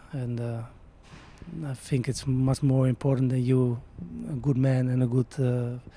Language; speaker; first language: English; non-native, fluent; Dutch